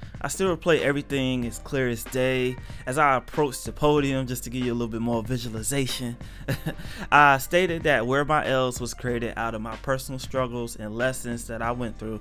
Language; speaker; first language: English; native; English